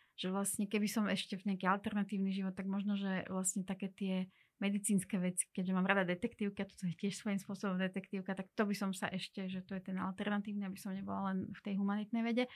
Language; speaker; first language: Slovak; non-native, local second language; Hungarian